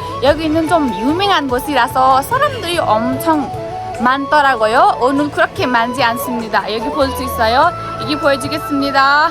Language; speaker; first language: Korean; non-native, learner; Nepali